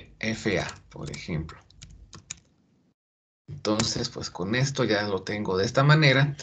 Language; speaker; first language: Spanish; native; Spanish